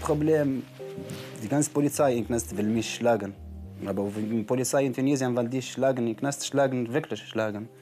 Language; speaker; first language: German; non-native, learner; Arabic